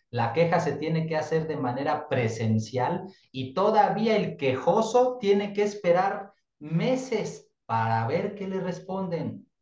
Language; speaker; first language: Spanish; native; Spanish